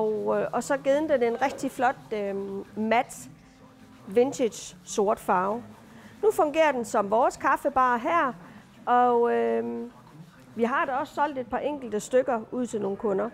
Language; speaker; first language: Danish; native; Danish